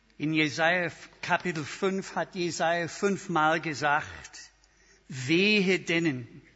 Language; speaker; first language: German; non-native, fluent; English